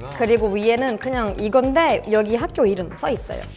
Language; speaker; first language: Korean; non-native, learner; Portuguese